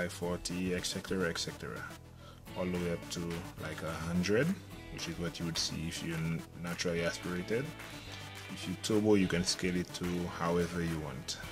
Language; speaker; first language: English; native; English